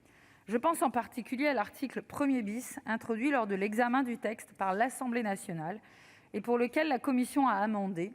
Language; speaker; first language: French; native; French